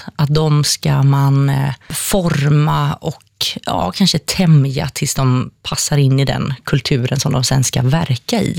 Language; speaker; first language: Swedish; native; Swedish